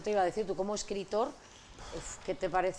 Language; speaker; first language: Spanish; native; Spanish